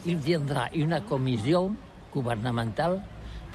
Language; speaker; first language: French; non-native, learner; Catalan